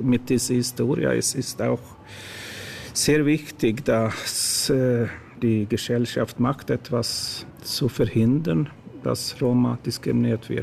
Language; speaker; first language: German; non-native, fluent; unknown